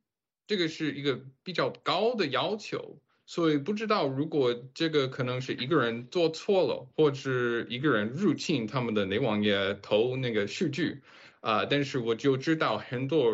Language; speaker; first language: Chinese; non-native, fluent; English